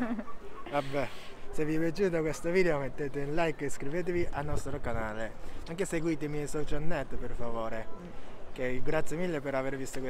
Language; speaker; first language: Italian; non-native, learner; Japanese